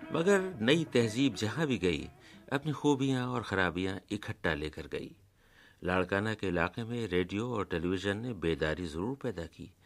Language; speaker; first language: Urdu; native; Urdu